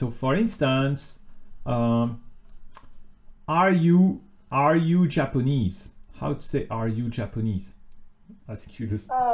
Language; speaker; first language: English; non-native, fluent; French